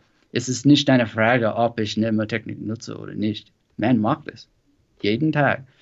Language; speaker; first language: German; non-native, learner; English